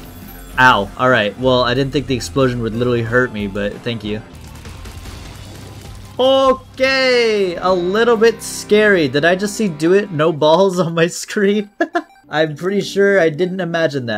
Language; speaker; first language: English; native; English